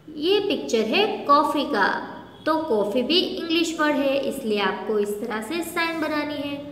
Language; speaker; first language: Hindi; non-native, local second language; Gujarati